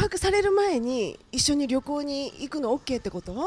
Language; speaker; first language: Japanese; native; Japanese